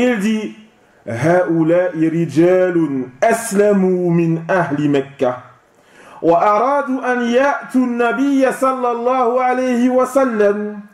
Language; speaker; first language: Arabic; non-native, fluent; French